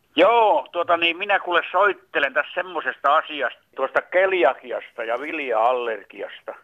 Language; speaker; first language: Finnish; native; Finnish